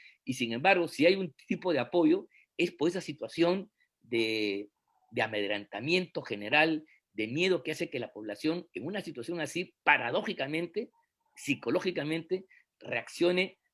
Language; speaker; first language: Spanish; native; Spanish